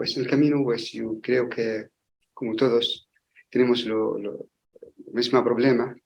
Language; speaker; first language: Spanish; non-native, learner; Arabic